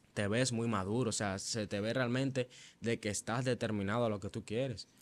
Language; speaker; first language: Spanish; native; Spanish